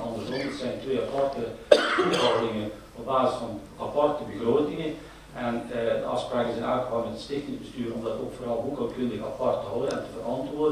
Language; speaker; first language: Dutch; native; Dutch